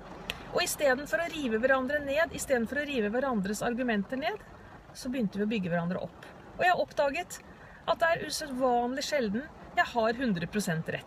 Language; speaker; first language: Norwegian; native; Norwegian